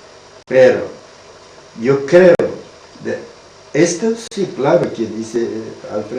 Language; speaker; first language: Spanish; non-native, learner; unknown